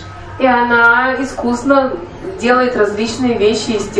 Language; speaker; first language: Russian; native; Russian